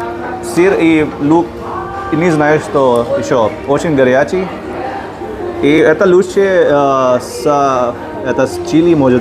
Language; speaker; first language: Russian; non-native, learner; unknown